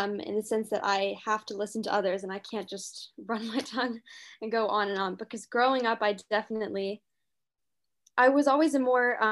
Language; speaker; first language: English; native; English